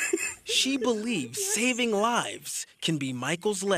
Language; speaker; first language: English; native; English